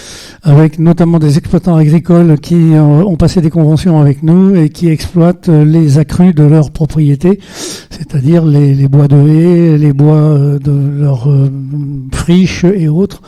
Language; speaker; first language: French; native; French